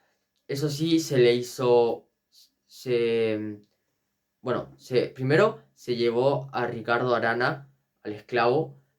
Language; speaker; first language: Spanish; native; Spanish